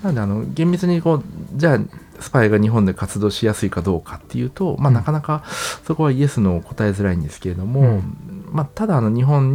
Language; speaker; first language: Japanese; native; Japanese